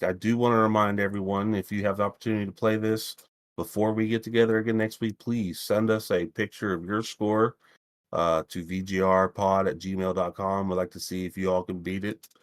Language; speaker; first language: English; native; English